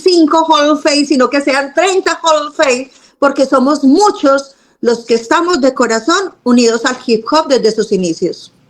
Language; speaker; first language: Spanish; native; Spanish